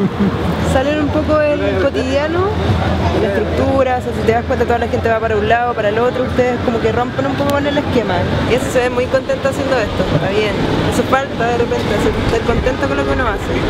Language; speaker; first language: Spanish; native; Spanish